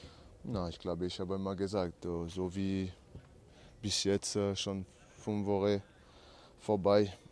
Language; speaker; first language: German; non-native, learner; French